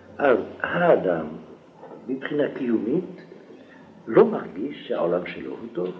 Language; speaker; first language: Hebrew; non-native, fluent; French